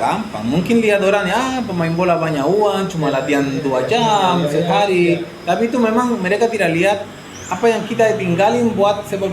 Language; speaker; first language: Indonesian; non-native, fluent; Spanish